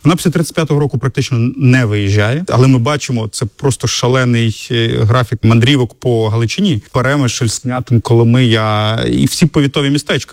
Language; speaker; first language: Ukrainian; native; Ukrainian